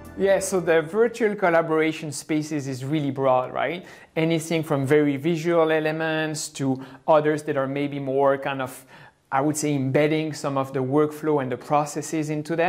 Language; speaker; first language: English; non-native, fluent; French